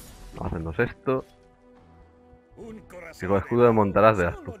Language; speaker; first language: Spanish; native; Spanish